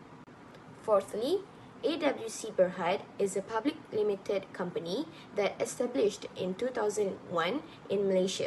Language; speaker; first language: English; non-native, local second language; Malay